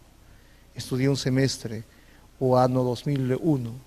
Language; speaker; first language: Portuguese; non-native, fluent; Spanish